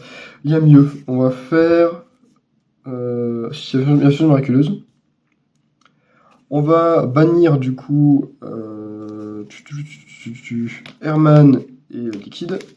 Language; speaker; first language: French; native; French